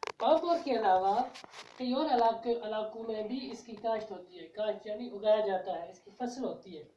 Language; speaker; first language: Urdu; non-native, local second language; Kashmiri